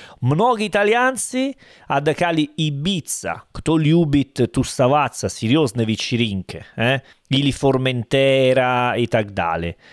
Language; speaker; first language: Russian; non-native, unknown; Italian